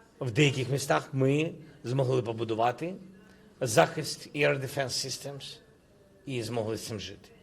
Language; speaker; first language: Ukrainian; non-native, local second language; Russian